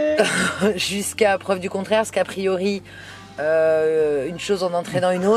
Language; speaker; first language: French; native; French